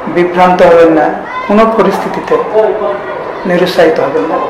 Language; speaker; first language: Bangla; native; Bangla